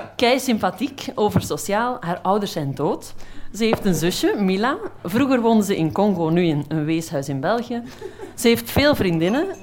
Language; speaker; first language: Dutch; native; Dutch